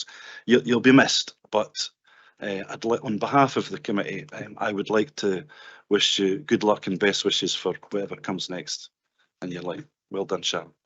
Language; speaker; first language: English; native; English